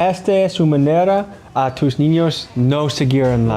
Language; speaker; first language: Spanish; non-native, learner; English